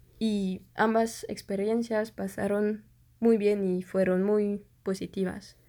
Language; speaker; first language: Spanish; non-native, fluent; French